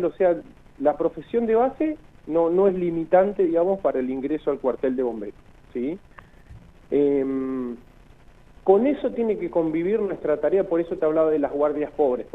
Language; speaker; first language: Spanish; native; Spanish